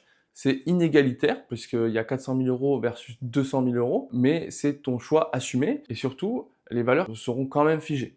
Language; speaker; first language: French; native; French